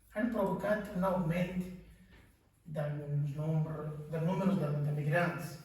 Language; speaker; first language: Catalan; non-native, fluent; Kinyarwanda